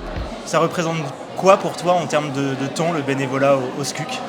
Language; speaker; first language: French; native; French